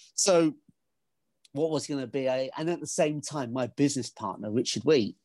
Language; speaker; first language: English; native; English